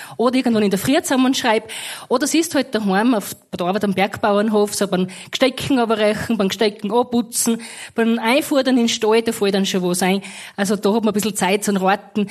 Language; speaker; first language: German; native; German